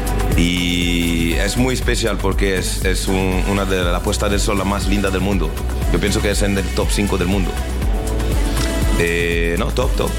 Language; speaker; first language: Spanish; non-native, learner; French